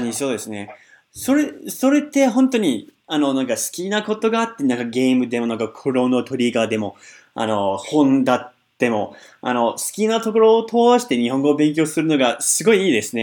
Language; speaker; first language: Japanese; non-native, fluent; English